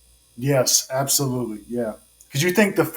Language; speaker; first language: English; native; English